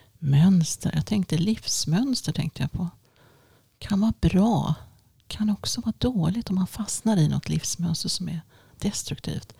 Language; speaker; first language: Swedish; early bilingual, other home language; Finnish